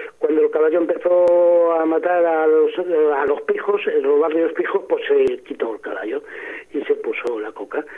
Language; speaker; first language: Spanish; native; Spanish